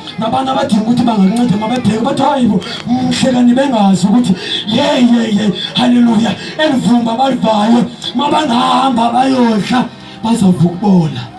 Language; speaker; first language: Zulu; non-native, local second language; Xhosa